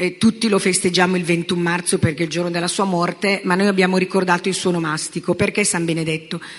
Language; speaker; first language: Italian; native; Italian